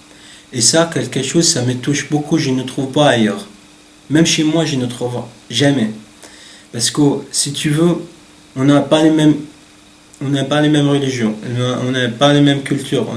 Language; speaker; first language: French; non-native, learner; Arabic